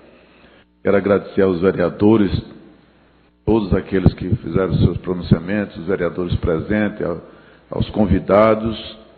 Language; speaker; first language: Portuguese; native; Portuguese